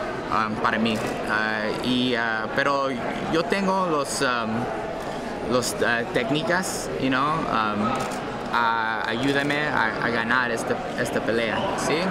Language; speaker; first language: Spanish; early bilingual, heritage; English